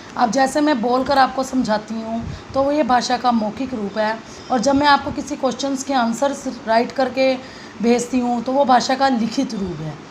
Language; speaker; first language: Hindi; native; Hindi